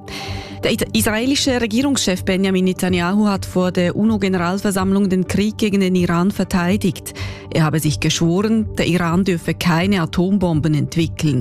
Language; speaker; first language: German; native; German